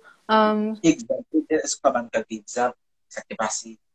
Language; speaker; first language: French; non-native, local second language; Haitian Creole